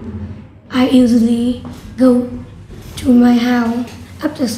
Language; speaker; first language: English; non-native, learner; Vietnamese